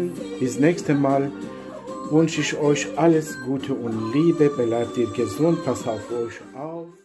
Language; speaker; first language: German; non-native, learner; Persian